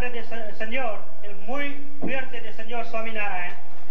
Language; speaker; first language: Spanish; non-native, learner; Gujarati